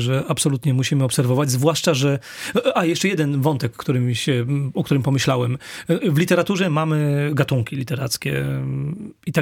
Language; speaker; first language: Polish; native; Polish